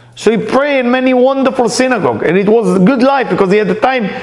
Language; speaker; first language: English; non-native, fluent; Hebrew